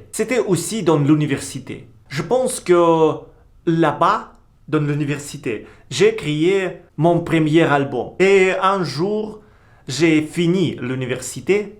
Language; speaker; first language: French; non-native, learner; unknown